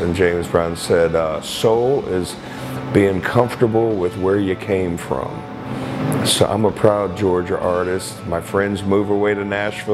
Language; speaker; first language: English; native; English